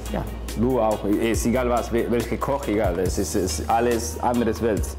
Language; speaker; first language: German; non-native, learner; Spanish